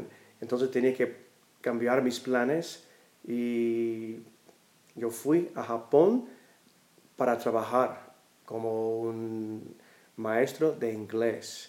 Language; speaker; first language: Spanish; non-native, fluent; English